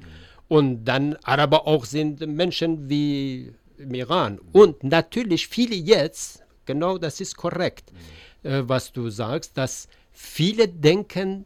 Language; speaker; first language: German; non-native, learner; Persian